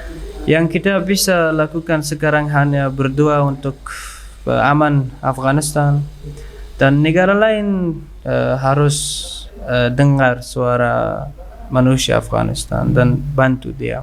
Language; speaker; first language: Indonesian; non-native, learner; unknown